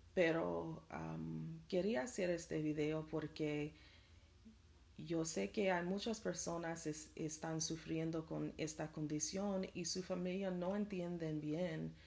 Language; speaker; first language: Spanish; non-native, learner; English